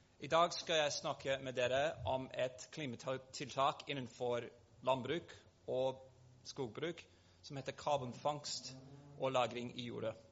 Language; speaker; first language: Norwegian; non-native, fluent; English